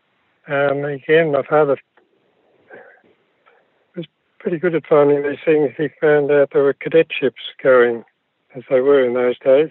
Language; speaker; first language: English; native; English